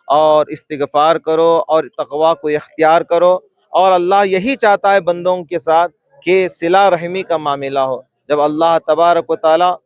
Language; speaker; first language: Urdu; native; Urdu